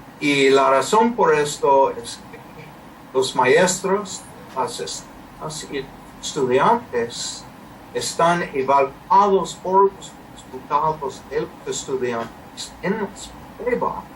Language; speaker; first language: Spanish; non-native, learner; English